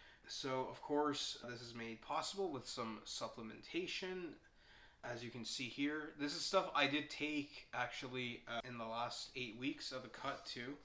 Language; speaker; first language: English; native; English